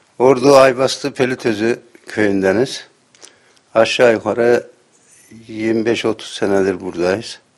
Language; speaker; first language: Turkish; native; Turkish